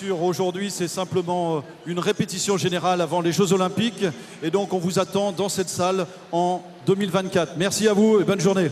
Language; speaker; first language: French; native; French